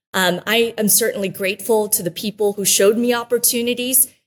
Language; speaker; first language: English; early bilingual, other home language; Spanish